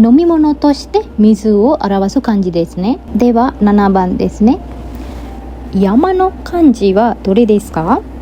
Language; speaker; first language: Japanese; non-native, fluent; Sinhala